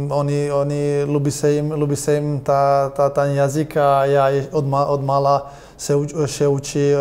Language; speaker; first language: Polish; non-native, learner; Croatian